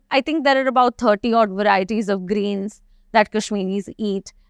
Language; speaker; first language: English; non-native, local second language; Kashmiri